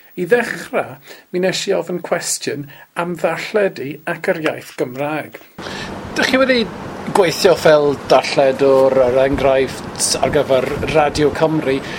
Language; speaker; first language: Welsh; non-native, fluent; English